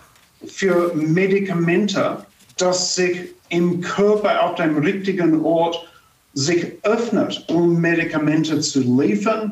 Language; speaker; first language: German; non-native, fluent; English